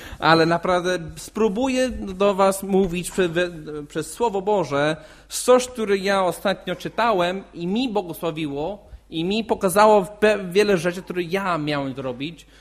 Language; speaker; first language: Polish; non-native, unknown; English